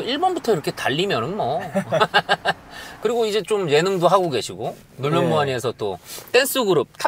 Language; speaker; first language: Korean; native; Korean